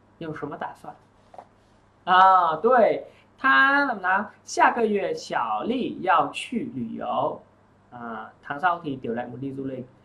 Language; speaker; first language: Chinese; non-native, fluent; Vietnamese